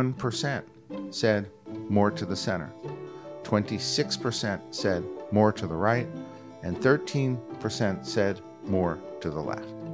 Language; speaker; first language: English; native; English